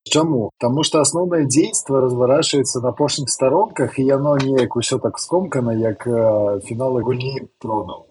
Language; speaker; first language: Belarusian; non-native, local second language; Russian